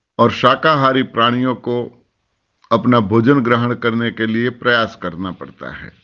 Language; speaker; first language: Hindi; non-native, local second language; Gujarati